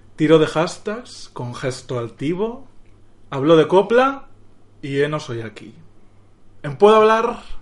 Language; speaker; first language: Spanish; native; Spanish